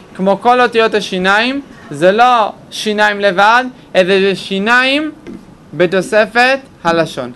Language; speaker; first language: Hebrew; native; Hebrew